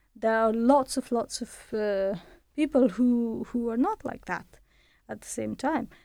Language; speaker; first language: English; non-native, fluent; Persian